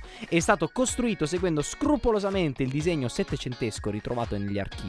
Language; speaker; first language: Italian; native; Italian